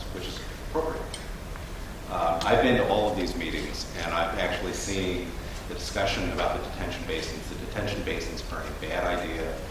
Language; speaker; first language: English; native; English